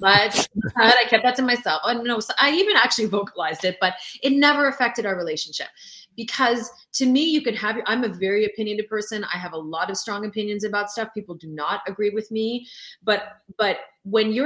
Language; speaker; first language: English; non-native, fluent; French